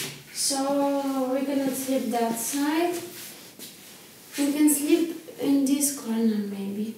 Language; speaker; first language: English; non-native, learner; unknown